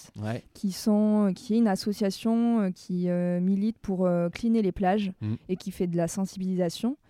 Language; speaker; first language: French; native; French